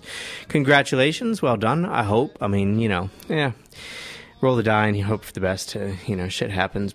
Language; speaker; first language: English; native; English